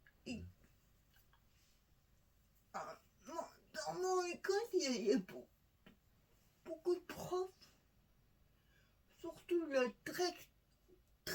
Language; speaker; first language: French; non-native, learner; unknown